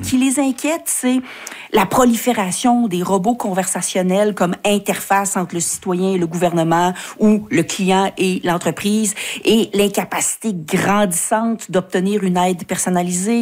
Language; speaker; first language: French; native; French